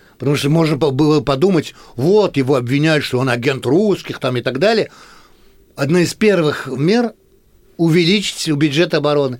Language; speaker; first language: Russian; early bilingual, heritage; Russian